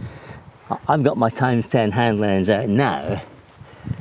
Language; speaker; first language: English; native; English